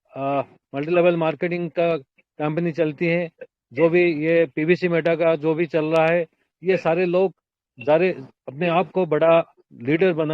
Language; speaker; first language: Hindi; non-native, local second language; Odia